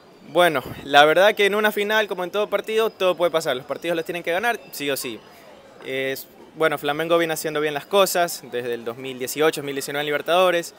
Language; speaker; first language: Spanish; native; Spanish